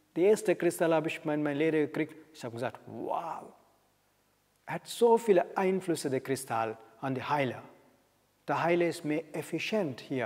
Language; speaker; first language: German; non-native, fluent; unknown